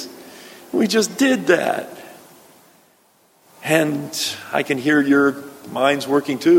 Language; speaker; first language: English; native; English